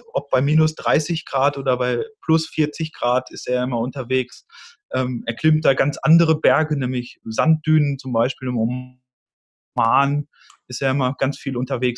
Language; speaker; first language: German; native; German